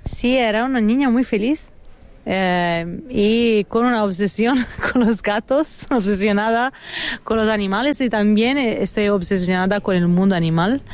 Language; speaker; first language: Spanish; non-native, fluent; Italian